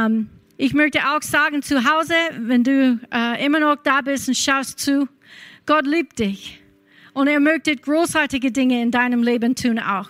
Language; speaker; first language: German; non-native, fluent; English